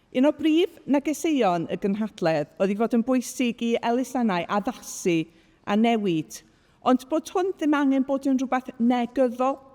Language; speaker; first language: Welsh; native; Welsh